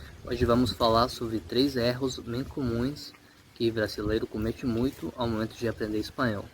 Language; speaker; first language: Portuguese; non-native, fluent; Spanish